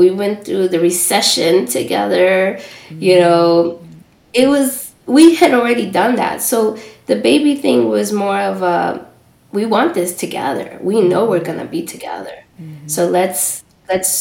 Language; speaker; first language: English; native; English